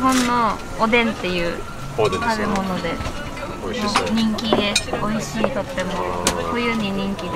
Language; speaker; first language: Japanese; early bilingual, other home language; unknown